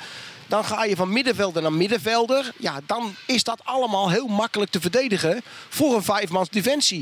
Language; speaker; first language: Dutch; native; Dutch